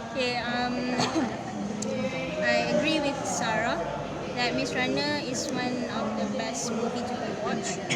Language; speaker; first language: English; non-native, learner; Malay